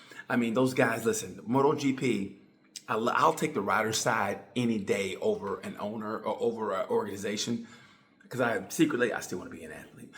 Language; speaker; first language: English; native; English